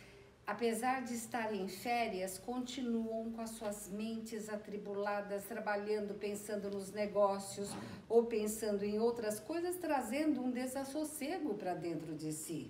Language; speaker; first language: Portuguese; native; Portuguese